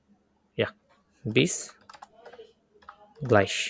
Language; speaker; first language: German; non-native, fluent; Bangla